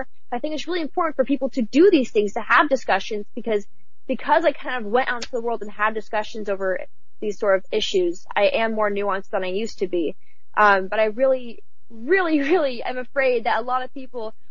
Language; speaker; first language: English; native; English